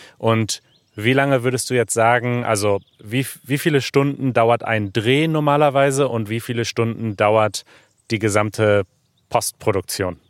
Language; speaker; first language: German; native; German